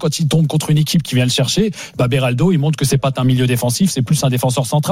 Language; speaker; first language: French; native; French